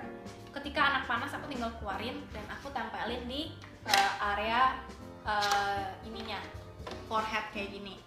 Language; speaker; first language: Indonesian; native; Indonesian